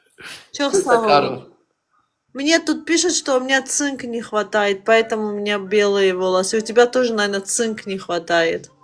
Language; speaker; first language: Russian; non-native, local second language; Azerbaijani